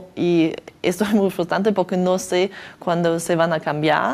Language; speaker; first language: Spanish; non-native, learner; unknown